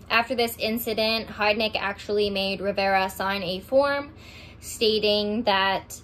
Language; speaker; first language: English; native; English